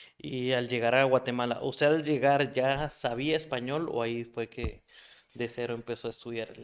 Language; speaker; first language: Spanish; native; Spanish